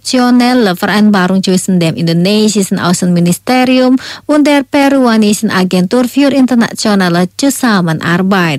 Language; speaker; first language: German; non-native, learner; Indonesian